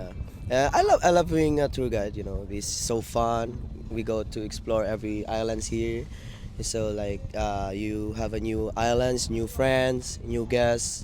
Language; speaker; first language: English; non-native, local second language; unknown